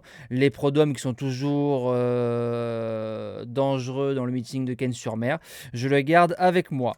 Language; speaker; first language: French; native; French